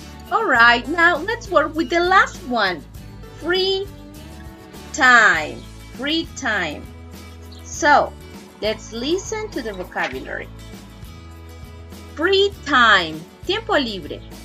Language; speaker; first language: English; non-native, fluent; Spanish